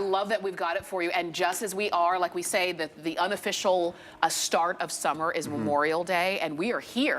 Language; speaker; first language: English; native; English